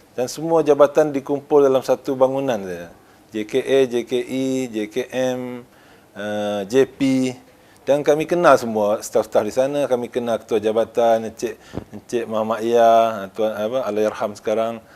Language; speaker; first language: Malay; native; Malay